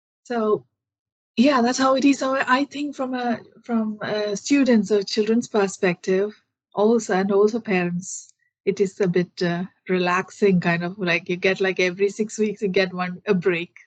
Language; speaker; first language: English; non-native, local second language; Malayalam